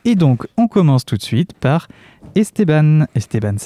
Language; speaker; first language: French; native; French